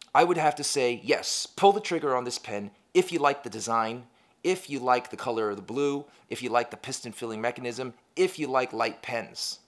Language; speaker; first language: English; native; English